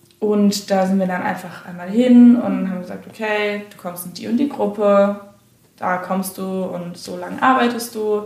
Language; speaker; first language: German; native; German